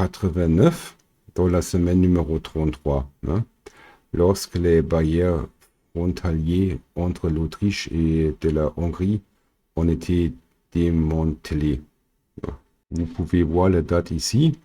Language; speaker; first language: French; non-native, fluent; German